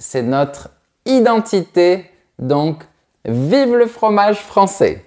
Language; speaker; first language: French; native; French